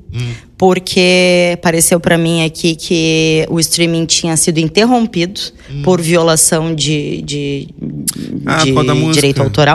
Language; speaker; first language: Portuguese; native; Portuguese